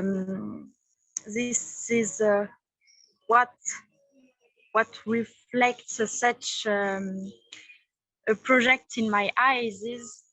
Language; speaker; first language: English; non-native, learner; French